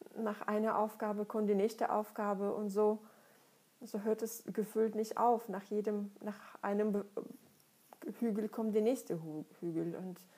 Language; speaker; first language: German; non-native, fluent; Russian